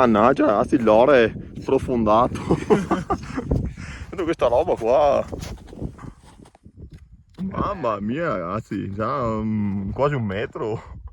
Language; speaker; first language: Italian; native; Italian